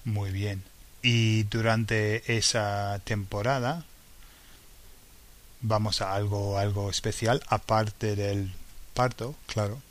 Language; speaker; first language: Spanish; non-native, fluent; English